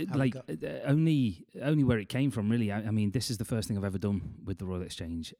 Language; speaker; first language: English; native; English